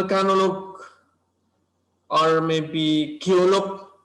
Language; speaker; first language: English; non-native, learner; Indonesian